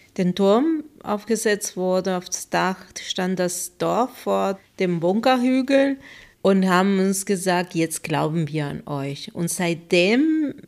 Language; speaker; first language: German; non-native, fluent; Spanish